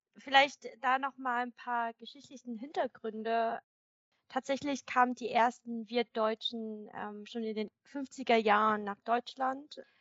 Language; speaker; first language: German; early bilingual, other home language; Vietnamese